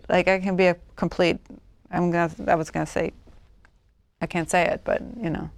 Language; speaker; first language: English; non-native, fluent; Swedish